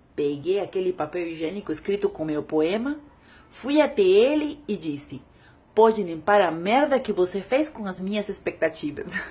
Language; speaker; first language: Portuguese; non-native, fluent; Spanish